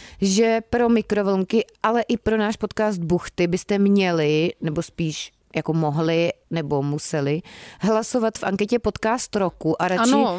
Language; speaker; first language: Czech; native; Czech